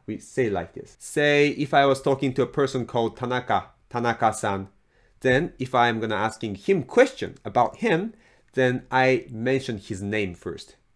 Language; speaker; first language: English; non-native, fluent; Japanese